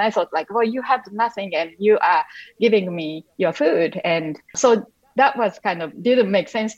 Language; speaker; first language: English; non-native, fluent; Japanese